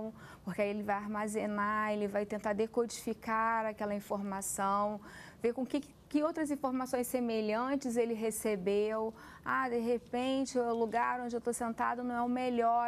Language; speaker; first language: Portuguese; native; Portuguese